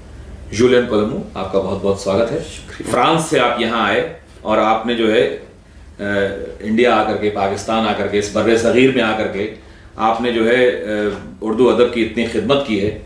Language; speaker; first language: Urdu; native; Urdu